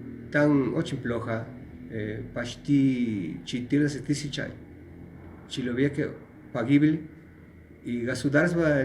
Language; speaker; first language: Russian; non-native, learner; Spanish